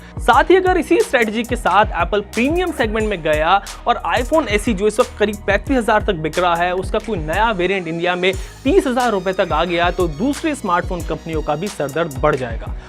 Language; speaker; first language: Hindi; native; Hindi